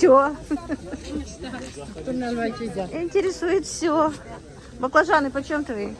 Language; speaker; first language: Russian; non-native, local second language; Ingush